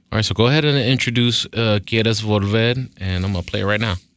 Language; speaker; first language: English; early bilingual, other home language; Spanish